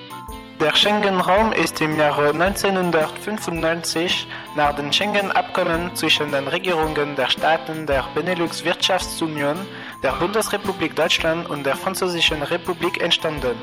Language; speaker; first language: German; non-native, fluent; French